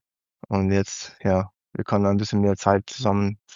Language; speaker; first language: German; non-native, learner; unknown